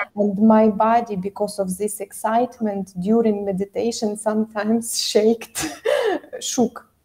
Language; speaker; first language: English; non-native, fluent; Ukrainian